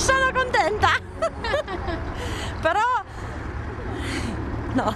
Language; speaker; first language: Italian; non-native, learner; Polish